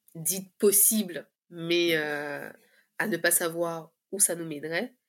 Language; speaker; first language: French; native; French